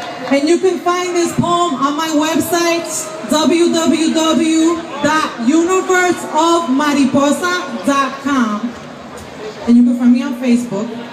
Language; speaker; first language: English; early bilingual, other home language; Spanish